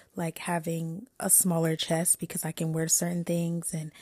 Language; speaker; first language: English; native; English